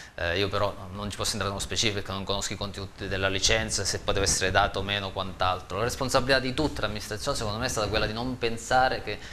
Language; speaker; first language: Italian; native; Italian